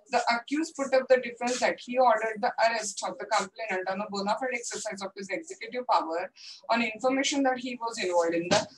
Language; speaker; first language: English; non-native, local second language; Marathi